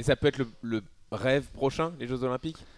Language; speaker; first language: French; native; French